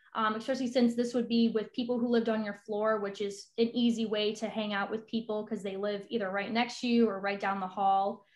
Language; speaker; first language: English; native; English